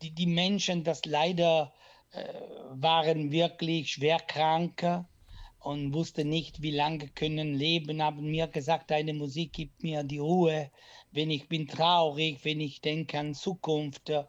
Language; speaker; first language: German; non-native, fluent; Italian